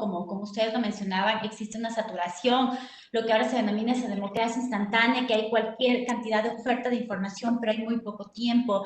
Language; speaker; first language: Spanish; native; Spanish